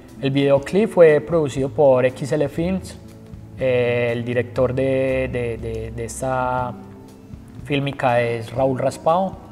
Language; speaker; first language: Spanish; native; Spanish